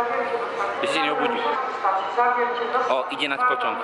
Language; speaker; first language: Polish; non-native, learner; Spanish